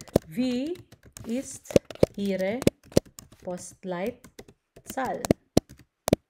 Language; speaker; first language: German; non-native, learner; Filipino